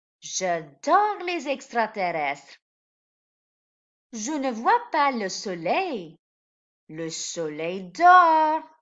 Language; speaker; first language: French; non-native, fluent; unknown